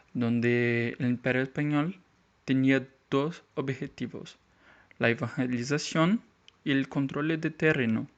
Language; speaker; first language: Spanish; non-native, learner; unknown